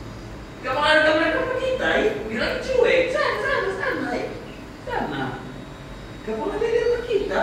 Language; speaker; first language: Indonesian; non-native, learner; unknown